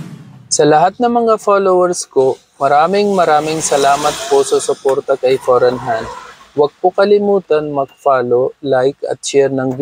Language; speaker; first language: Filipino; non-native, learner; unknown